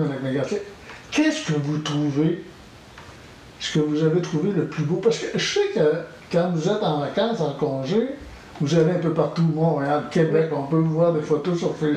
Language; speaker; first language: French; native; French